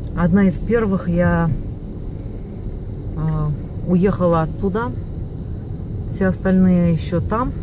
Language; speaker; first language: Russian; native; Russian